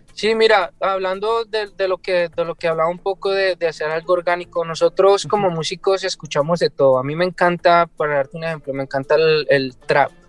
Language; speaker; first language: Spanish; native; Spanish